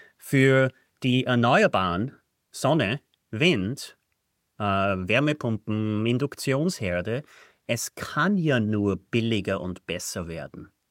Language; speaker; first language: German; native; German